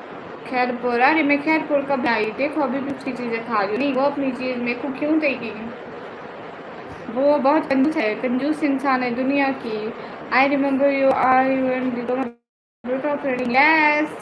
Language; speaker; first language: Hindi; non-native, local second language; Punjabi